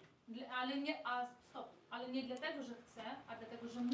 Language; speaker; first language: Polish; non-native, learner; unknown